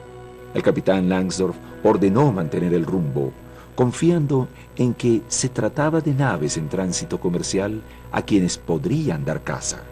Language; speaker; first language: Spanish; native; Spanish